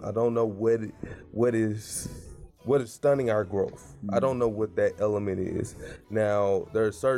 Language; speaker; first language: English; native; English